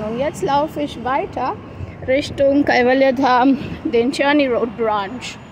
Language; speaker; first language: German; non-native, fluent; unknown